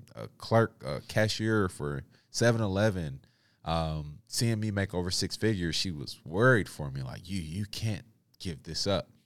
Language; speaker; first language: English; native; English